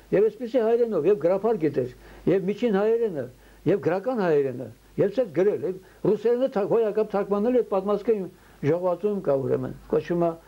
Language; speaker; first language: Armenian; early bilingual, heritage; Armenian